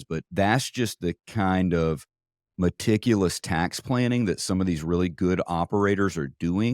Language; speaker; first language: English; native; English